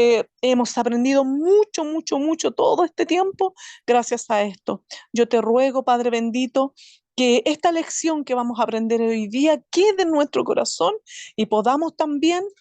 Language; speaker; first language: Spanish; native; Spanish